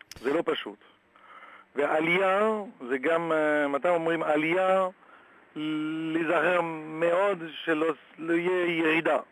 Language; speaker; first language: Hebrew; non-native, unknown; French